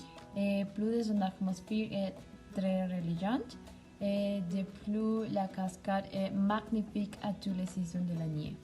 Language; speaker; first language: French; non-native, learner; Spanish